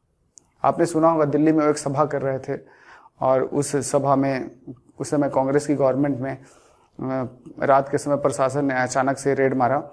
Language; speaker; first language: Hindi; native; Hindi